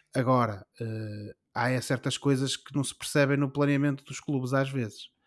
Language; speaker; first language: Portuguese; native; Portuguese